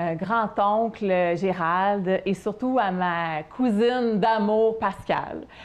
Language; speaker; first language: French; native; French